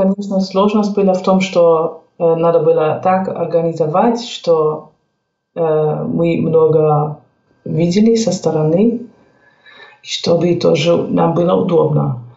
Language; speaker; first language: Russian; non-native, fluent; German